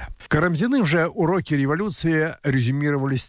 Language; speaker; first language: Russian; native; Russian